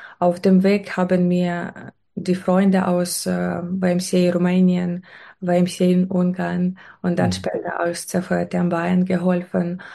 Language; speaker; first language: German; non-native, fluent; Ukrainian